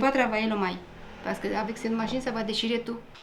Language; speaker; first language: French; non-native, learner; Romanian